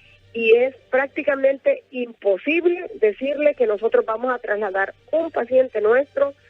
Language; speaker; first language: Spanish; native; Spanish